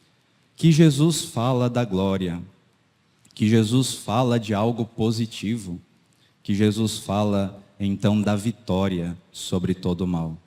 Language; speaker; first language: Portuguese; native; Portuguese